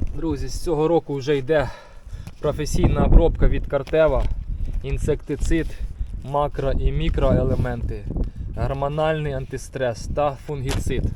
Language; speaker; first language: Ukrainian; native; Ukrainian